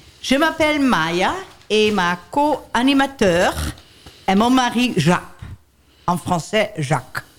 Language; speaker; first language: French; non-native, learner; Dutch